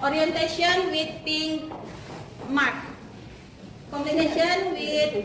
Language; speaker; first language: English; non-native, learner; Indonesian